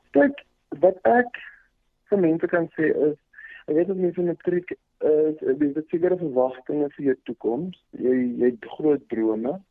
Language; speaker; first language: Afrikaans; early bilingual, other home language; Zulu